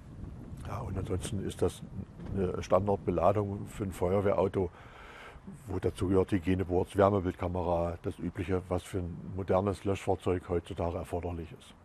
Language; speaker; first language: German; native; German